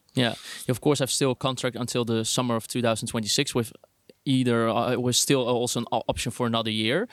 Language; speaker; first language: English; non-native, fluent; Dutch